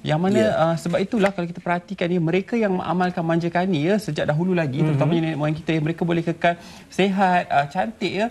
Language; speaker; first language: Malay; native; Malay